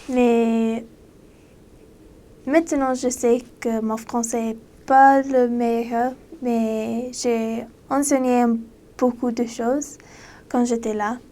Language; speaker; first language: French; non-native, learner; English